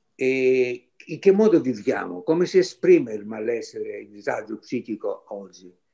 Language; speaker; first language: Italian; non-native, fluent; Greek